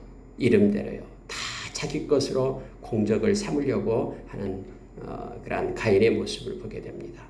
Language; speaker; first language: Korean; native; Korean